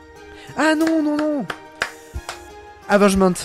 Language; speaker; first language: French; native; French